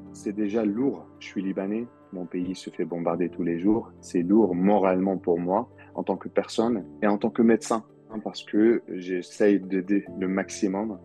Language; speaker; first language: French; non-native, local second language; Arabic